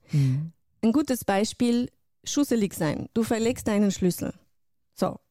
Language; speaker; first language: German; non-native, fluent; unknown